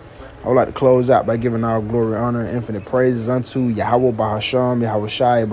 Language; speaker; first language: English; native; English